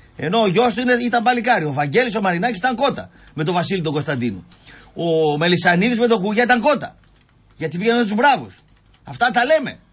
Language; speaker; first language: Greek; native; Greek